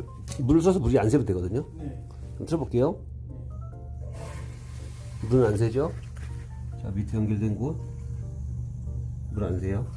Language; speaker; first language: Korean; native; Korean